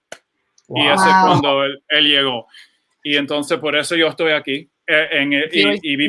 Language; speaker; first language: Spanish; early bilingual, other home language; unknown